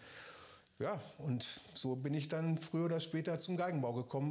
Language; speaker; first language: German; native; German